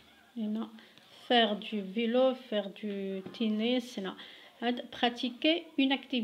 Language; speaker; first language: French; non-native, local second language; Arabic